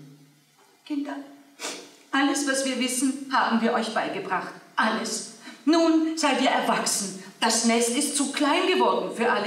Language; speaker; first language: German; native; German